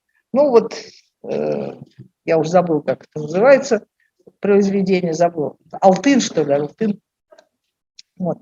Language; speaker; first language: Russian; native; Russian